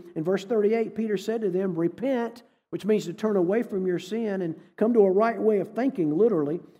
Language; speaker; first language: English; native; English